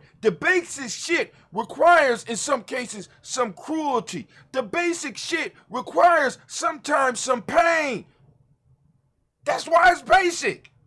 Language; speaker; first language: English; native; English